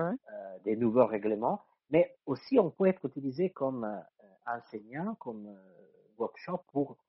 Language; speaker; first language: French; non-native, fluent; Italian